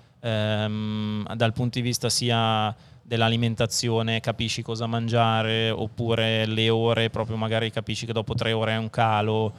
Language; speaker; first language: Italian; native; Italian